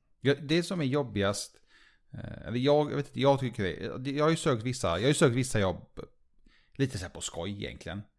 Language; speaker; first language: Swedish; early bilingual, other home language; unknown